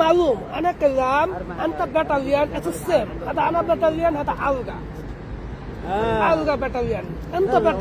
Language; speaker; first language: Arabic; non-native, learner; Bangla